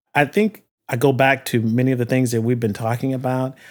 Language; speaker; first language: English; native; English